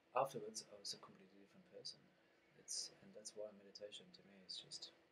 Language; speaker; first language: English; non-native, fluent; German